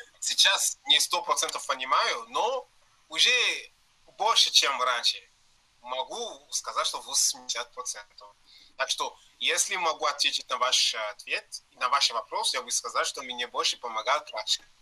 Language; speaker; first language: Russian; non-native, learner; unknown